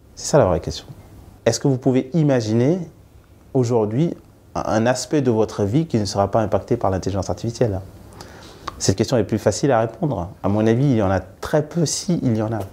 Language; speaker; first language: French; non-native, local second language; Wolof